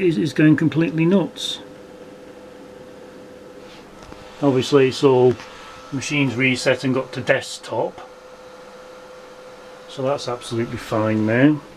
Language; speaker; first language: English; native; English